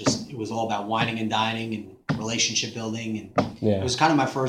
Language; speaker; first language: English; native; English